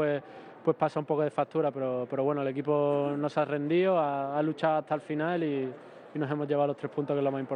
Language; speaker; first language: Spanish; native; Spanish